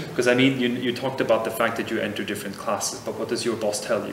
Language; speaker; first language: English; non-native, fluent; Swedish